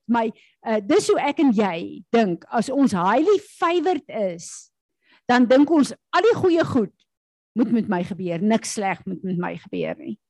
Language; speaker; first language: Afrikaans; native; Afrikaans